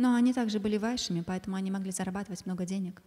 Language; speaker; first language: Russian; native; Russian